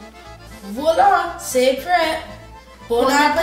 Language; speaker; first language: French; non-native, learner; English